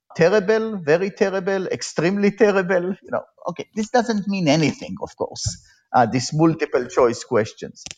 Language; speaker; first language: English; non-native, fluent; Hebrew